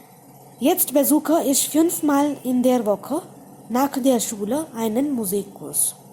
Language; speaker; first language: German; non-native, fluent; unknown